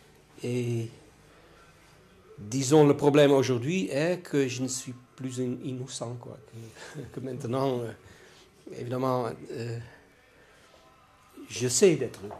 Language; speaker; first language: French; non-native, fluent; Dutch